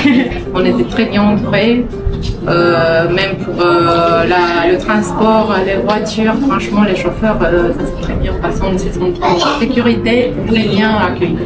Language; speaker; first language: French; non-native, fluent; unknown